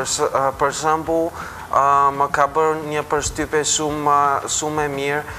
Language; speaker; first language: Albanian; non-native, fluent; Bulgarian